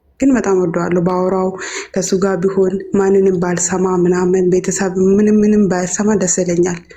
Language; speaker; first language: Amharic; non-native, local second language; Oromo